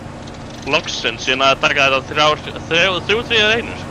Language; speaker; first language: Icelandic; native; Icelandic